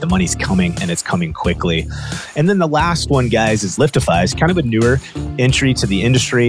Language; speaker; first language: English; native; English